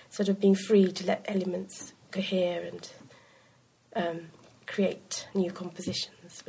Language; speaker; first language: English; non-native, local second language; Sinhala